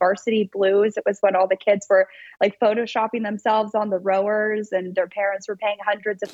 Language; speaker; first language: English; native; English